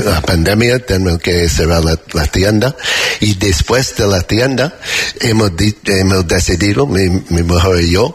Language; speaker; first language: Spanish; non-native, learner; English